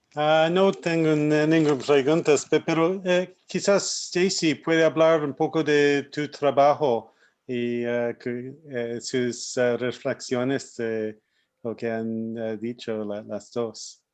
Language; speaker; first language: Spanish; non-native, learner; English